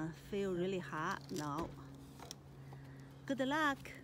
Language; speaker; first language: English; non-native, learner; Chinese